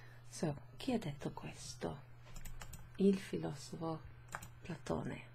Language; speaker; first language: Italian; non-native, fluent; English